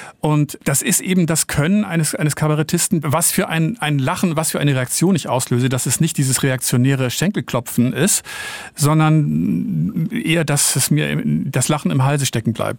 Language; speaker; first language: German; native; German